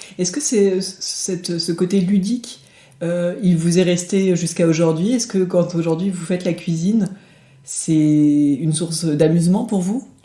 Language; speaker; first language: French; native; French